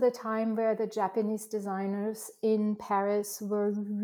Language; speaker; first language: English; non-native, fluent; German